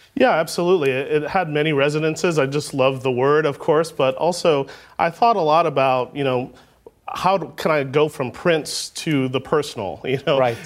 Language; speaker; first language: English; native; English